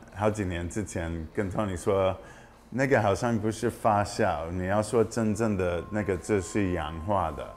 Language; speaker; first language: Chinese; non-native, fluent; English